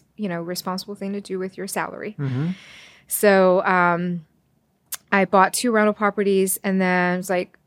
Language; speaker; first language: English; early bilingual, other home language; Chinese